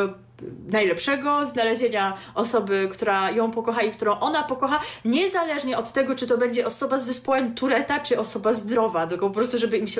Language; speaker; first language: Polish; native; Polish